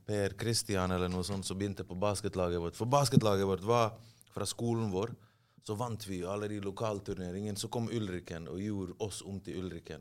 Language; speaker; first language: Norwegian; early bilingual, other home language; Bosnian